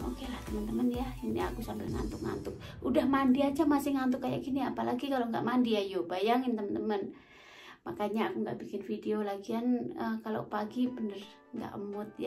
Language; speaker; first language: Indonesian; non-native, local second language; Javanese